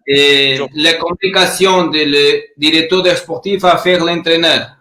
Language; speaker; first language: French; non-native, learner; Portuguese